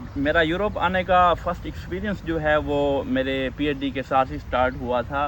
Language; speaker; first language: Urdu; non-native, local second language; Saraiki